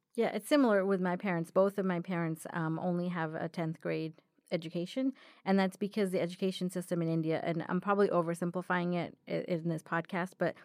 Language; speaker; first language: English; early bilingual, other home language; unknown